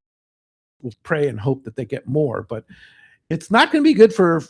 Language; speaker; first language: English; native; English